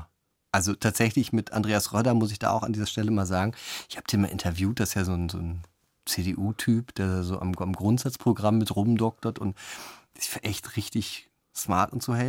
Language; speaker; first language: German; native; German